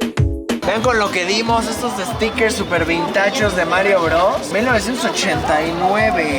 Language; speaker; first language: Spanish; native; Spanish